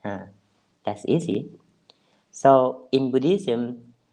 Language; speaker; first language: English; non-native, fluent; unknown